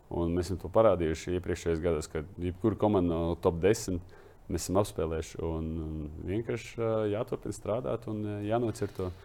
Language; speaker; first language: Latvian; non-native, local second language; Russian